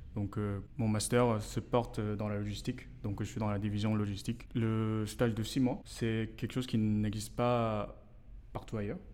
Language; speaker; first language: French; non-native, fluent; Korean